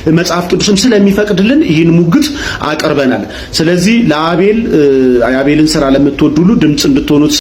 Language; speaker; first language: Amharic; native; Amharic